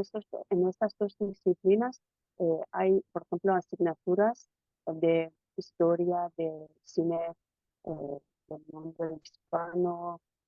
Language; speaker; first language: Spanish; non-native, fluent; Persian